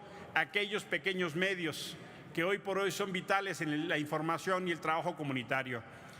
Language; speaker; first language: Spanish; native; Spanish